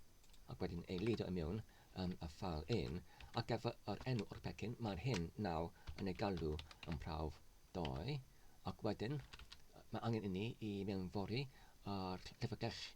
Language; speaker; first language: Welsh; non-native, learner; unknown